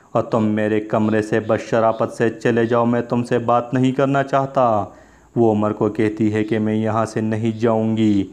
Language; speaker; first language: Urdu; non-native, local second language; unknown